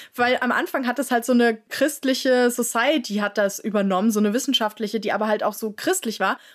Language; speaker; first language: German; native; German